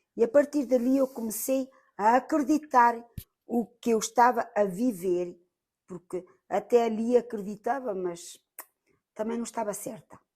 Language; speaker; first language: Portuguese; early bilingual, heritage; Portuguese